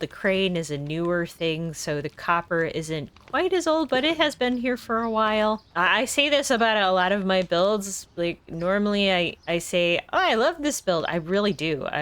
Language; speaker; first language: English; native; English